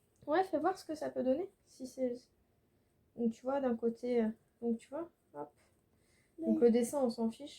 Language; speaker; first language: French; native; French